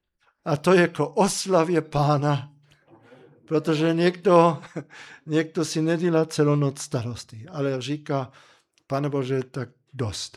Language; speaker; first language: Czech; non-native, fluent; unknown